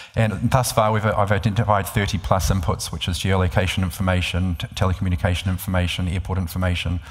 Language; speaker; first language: English; native; English